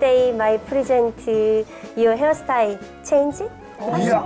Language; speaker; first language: English; non-native, learner; Korean